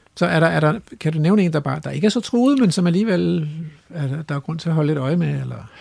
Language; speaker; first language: Danish; native; Danish